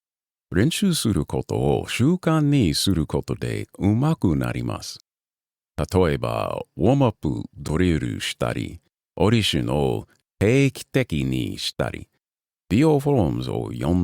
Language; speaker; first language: Japanese; non-native, learner; English